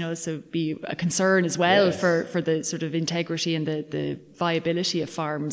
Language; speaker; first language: English; native; English